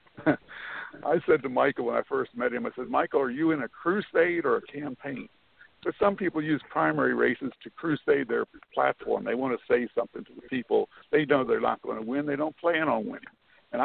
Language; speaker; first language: English; native; English